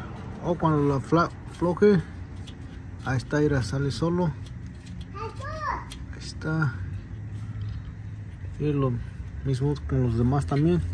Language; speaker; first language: Spanish; early bilingual, heritage; Spanish